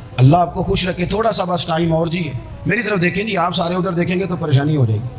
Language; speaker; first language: Urdu; non-native, local second language; Punjabi